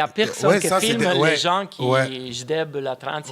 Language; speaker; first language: French; non-native, fluent; Italian